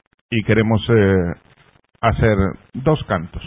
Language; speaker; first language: Spanish; native; Spanish